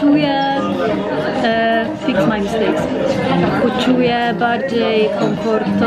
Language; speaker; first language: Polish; non-native, learner; Turkish